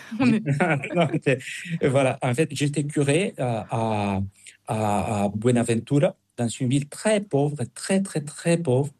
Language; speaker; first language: French; non-native, fluent; Spanish